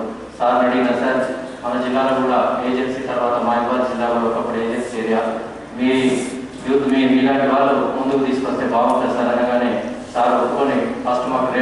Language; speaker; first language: Telugu; native; Telugu